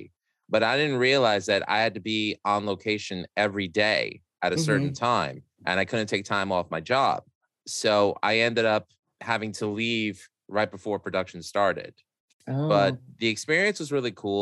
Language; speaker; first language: English; native; English